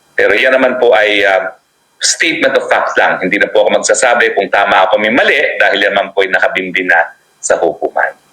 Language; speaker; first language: Filipino; native; Filipino